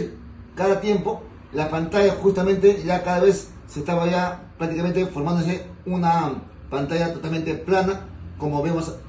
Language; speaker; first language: Spanish; native; Spanish